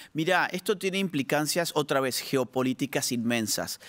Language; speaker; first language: Spanish; native; Spanish